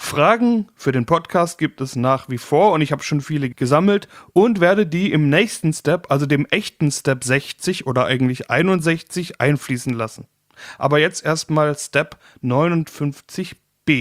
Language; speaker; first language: German; native; German